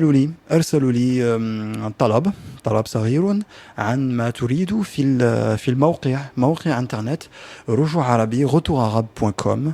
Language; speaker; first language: Arabic; non-native, learner; French